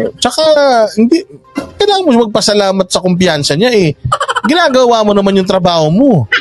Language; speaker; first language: Filipino; non-native, local second language; Iloko